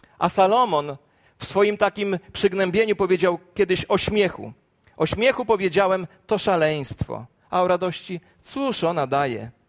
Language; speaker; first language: Polish; native; Polish